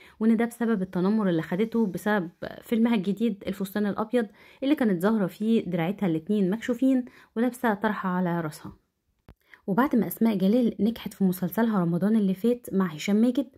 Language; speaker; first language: Arabic; native; Arabic